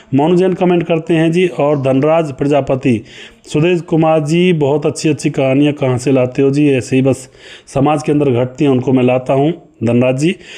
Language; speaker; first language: Hindi; native; Hindi